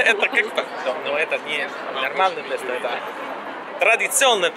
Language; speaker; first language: Russian; non-native, learner; Italian